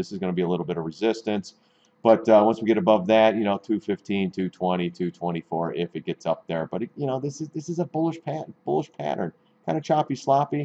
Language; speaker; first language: English; native; English